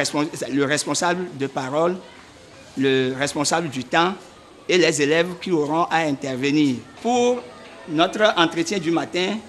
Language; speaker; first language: French; native; French